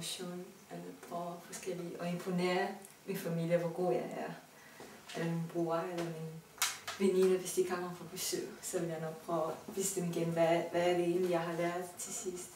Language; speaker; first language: Danish; non-native, fluent; Romanian